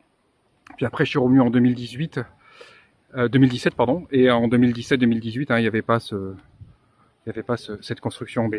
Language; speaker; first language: French; native; French